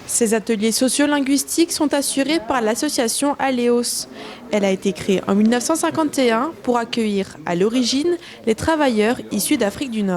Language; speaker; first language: French; native; French